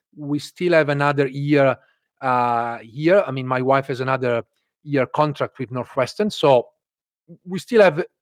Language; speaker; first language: English; non-native, fluent; Italian